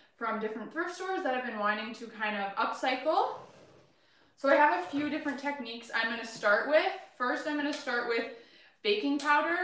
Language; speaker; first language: English; native; English